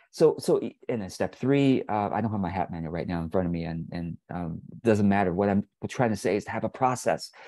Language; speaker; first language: English; early bilingual, other home language; Chinese